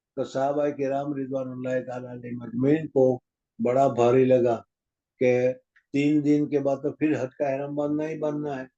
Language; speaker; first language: Urdu; non-native, local second language; Gujarati